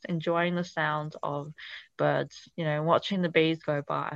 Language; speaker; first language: English; non-native, fluent; Italian